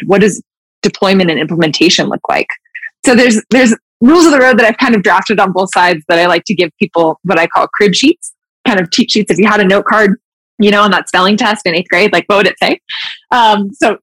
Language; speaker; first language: English; native; English